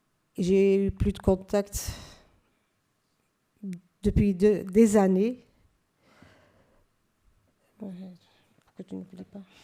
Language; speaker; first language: French; non-native, fluent; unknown